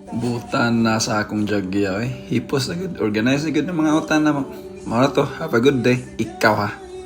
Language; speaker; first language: Cebuano; non-native, learner; Korean